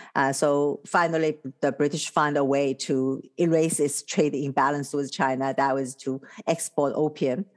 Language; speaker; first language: English; non-native, fluent; Chinese